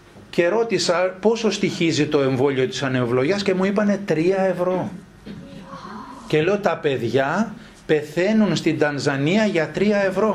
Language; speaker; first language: Greek; native; Greek